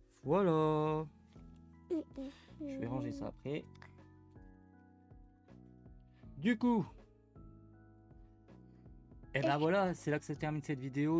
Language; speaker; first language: French; native; French